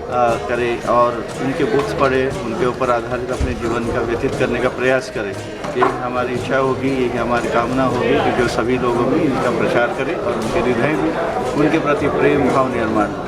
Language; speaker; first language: Hindi; native; Hindi